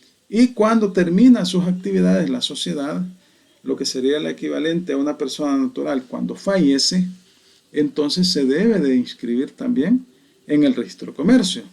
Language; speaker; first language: Spanish; native; Spanish